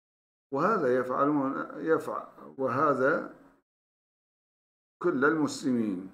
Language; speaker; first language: Arabic; non-native, fluent; Turkish